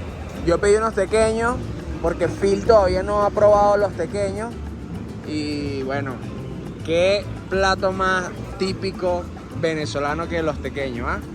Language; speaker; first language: Spanish; native; Spanish